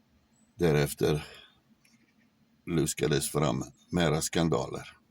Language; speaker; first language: Swedish; non-native, fluent; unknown